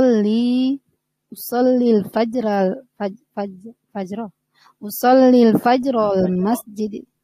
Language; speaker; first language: Arabic; non-native, learner; Indonesian